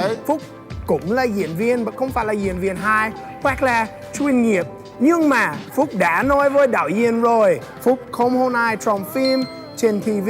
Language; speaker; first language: Vietnamese; non-native, learner; English